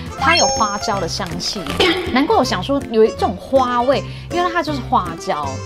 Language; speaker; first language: Chinese; native; Chinese